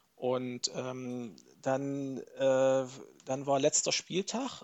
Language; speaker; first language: German; native; German